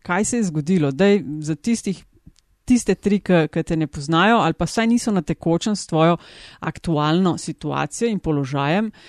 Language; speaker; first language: Slovenian; native; Slovenian